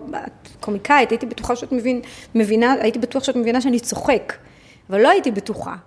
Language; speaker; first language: Hebrew; early bilingual, other home language; Arabic